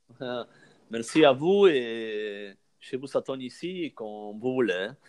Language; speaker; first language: French; non-native, learner; Spanish